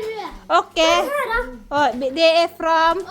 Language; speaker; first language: Swedish; non-native, learner; Filipino